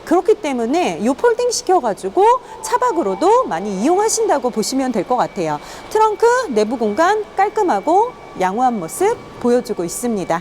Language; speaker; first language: Korean; native; Korean